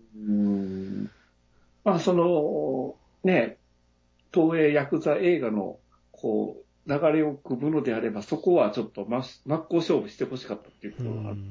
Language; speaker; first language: Japanese; native; Japanese